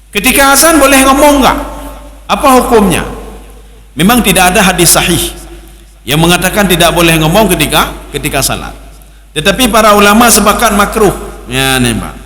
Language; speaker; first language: Malay; non-native, local second language; Achinese